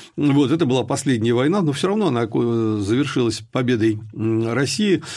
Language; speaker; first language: Russian; native; Russian